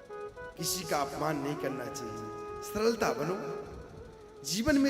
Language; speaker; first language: Hindi; native; Hindi